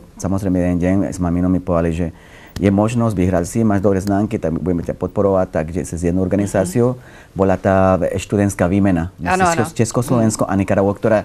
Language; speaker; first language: Slovak; non-native, fluent; Spanish